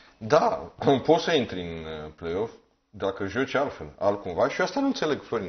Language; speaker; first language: Romanian; native; Romanian